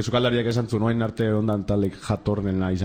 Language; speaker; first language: Basque; native; Basque